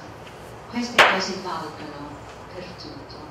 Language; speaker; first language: Italian; non-native, fluent; English